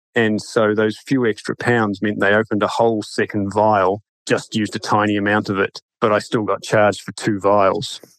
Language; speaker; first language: English; native; English